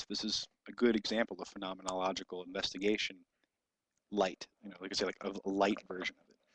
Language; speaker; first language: English; native; English